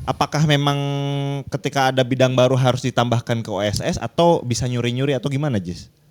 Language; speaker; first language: Indonesian; native; Indonesian